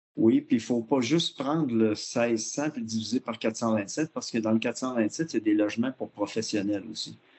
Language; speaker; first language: French; native; French